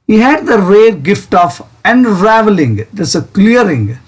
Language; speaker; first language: English; non-native, local second language; Kannada